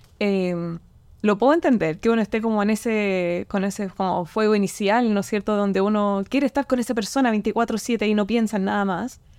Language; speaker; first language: Spanish; native; Spanish